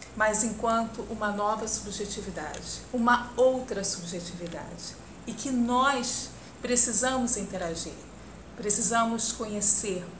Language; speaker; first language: Portuguese; native; Portuguese